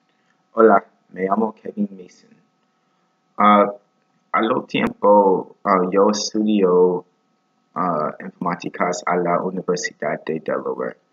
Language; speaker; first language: Spanish; non-native, learner; English